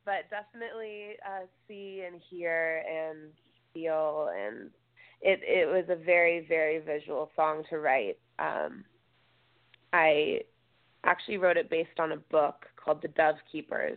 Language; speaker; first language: English; native; English